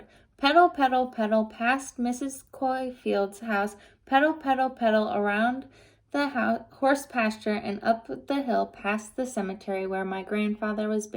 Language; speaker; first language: English; native; English